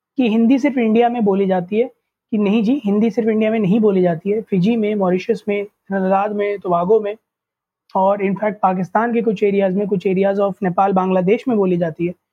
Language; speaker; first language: Hindi; native; Hindi